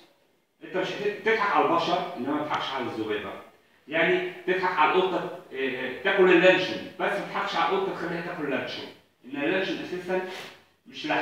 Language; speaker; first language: Arabic; native; Arabic